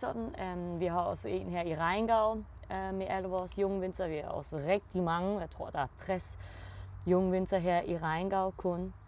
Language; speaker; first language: Danish; early bilingual, heritage; German